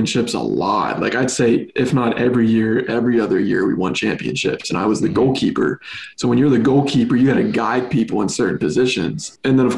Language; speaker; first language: English; native; English